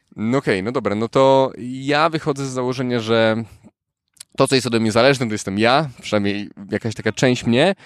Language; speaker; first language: Polish; native; Polish